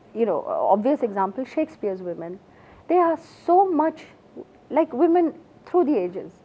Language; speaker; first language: English; non-native, local second language; Assamese